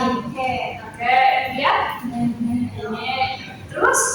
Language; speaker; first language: Indonesian; native; Indonesian